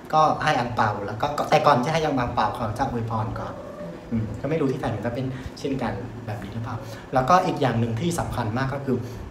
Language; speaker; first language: Thai; non-native, fluent; Vietnamese